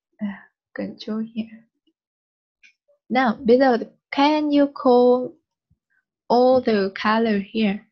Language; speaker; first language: English; non-native, learner; Vietnamese